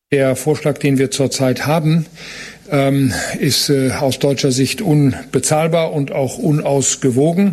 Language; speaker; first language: German; native; German